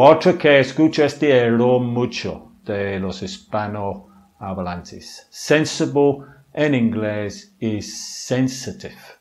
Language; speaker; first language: Spanish; non-native, fluent; English